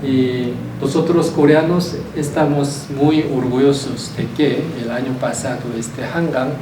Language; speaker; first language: Spanish; non-native, learner; Korean